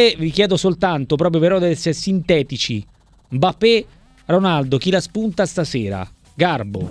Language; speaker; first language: Italian; native; Italian